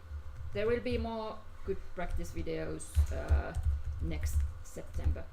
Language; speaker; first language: English; non-native, fluent; Finnish